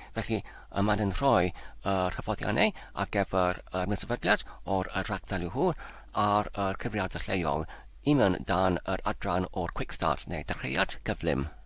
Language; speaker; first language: Welsh; non-native, learner; Polish